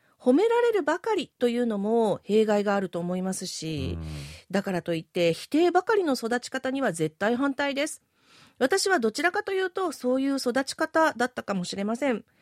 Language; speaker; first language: Japanese; native; Japanese